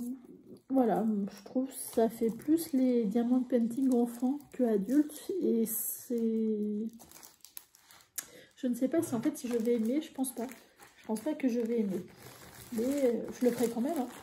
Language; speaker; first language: French; native; French